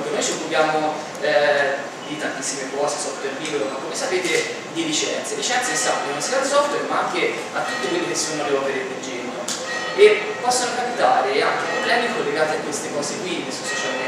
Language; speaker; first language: Italian; native; Italian